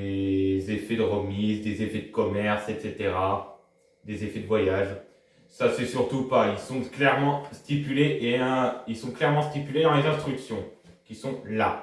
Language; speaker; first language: French; native; French